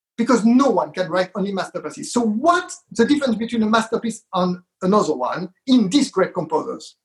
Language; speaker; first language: English; non-native, fluent; Hebrew